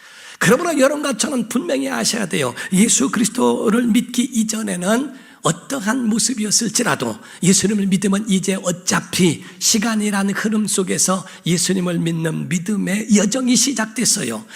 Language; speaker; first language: Korean; native; Korean